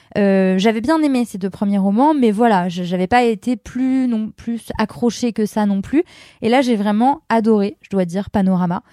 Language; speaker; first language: French; native; French